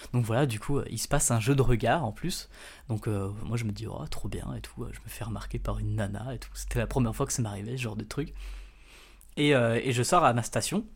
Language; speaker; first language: French; native; French